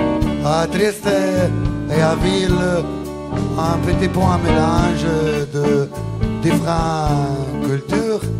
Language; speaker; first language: French; non-native, learner; Italian